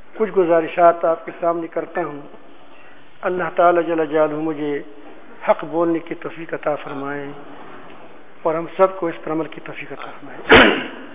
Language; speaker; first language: Urdu; native; Urdu